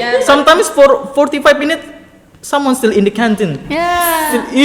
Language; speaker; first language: English; non-native, learner; Indonesian